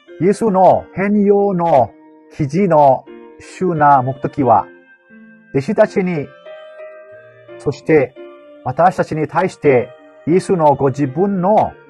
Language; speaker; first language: Japanese; non-native, fluent; Burmese